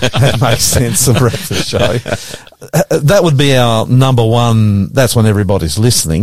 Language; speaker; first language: English; native; English